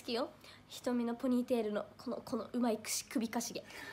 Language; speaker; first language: Japanese; native; Japanese